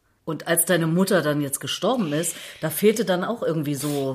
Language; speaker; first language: German; native; German